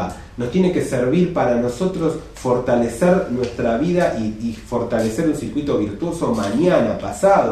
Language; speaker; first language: Spanish; native; Spanish